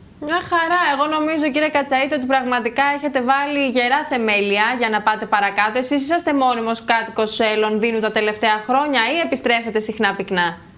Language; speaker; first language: Greek; native; Greek